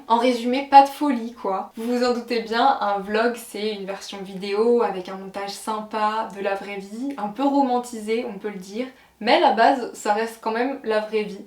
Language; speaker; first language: French; native; French